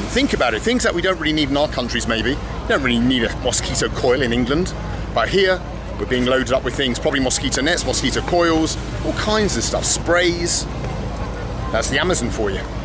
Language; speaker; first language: English; native; English